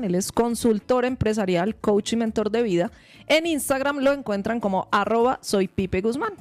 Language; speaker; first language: Spanish; native; Spanish